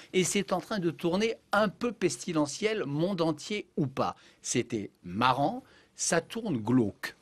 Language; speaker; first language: French; native; French